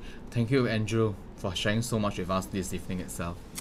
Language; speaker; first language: English; non-native, local second language; Chinese